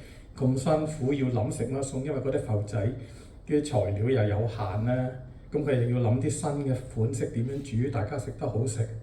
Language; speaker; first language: Cantonese; native; Cantonese